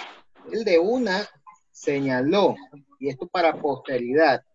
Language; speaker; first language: Spanish; native; Spanish